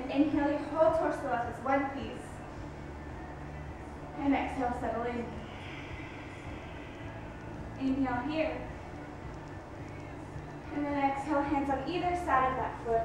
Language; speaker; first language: English; native; English